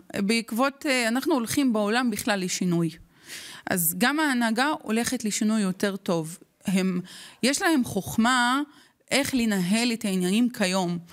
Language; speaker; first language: Hebrew; non-native, local second language; Arabic